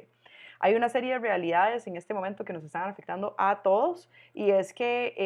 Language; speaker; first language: Spanish; native; Spanish